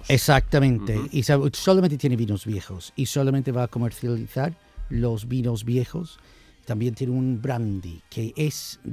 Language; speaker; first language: Spanish; non-native, fluent; English